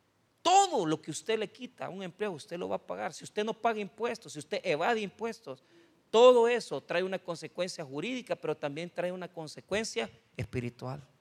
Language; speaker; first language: Spanish; native; Spanish